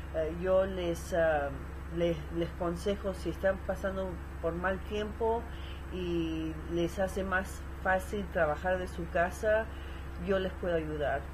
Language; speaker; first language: Spanish; early bilingual, heritage; Spanish